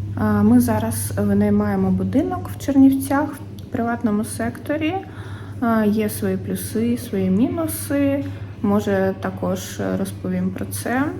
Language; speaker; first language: Ukrainian; non-native, local second language; Russian